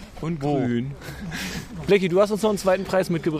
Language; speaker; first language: German; native; German